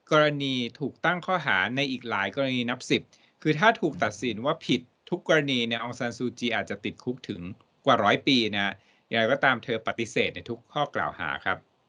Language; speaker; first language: Thai; native; Thai